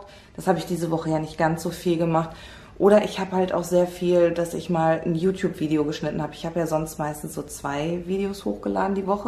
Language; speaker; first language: German; native; German